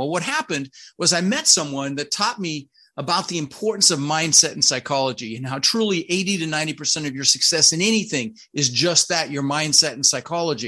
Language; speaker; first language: English; early bilingual, other home language; Dutch